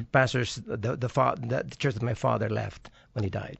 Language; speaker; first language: English; non-native, local second language; Filipino